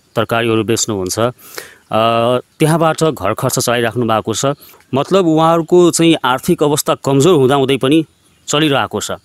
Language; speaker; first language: Nepali; native; Nepali